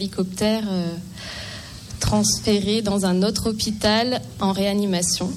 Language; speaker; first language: French; native; French